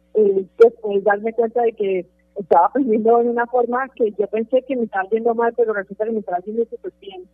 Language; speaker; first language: Spanish; native; Spanish